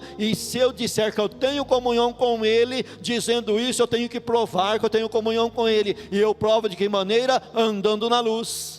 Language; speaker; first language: Portuguese; native; Portuguese